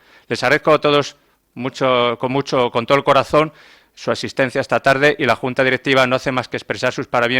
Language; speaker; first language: Spanish; native; Spanish